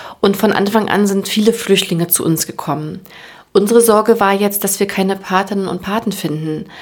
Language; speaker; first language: German; native; German